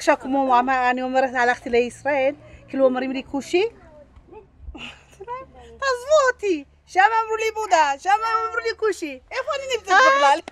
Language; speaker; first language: Hebrew; non-native, fluent; Amharic